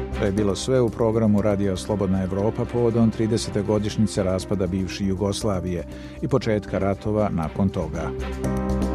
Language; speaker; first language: Bosnian; native; Bosnian